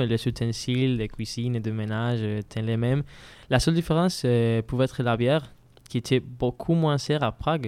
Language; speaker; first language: French; non-native, learner; Spanish